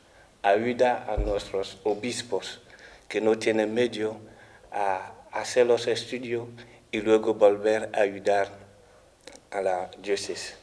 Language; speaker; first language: Spanish; non-native, fluent; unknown